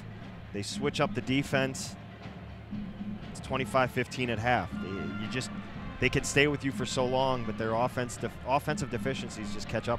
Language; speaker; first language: English; native; English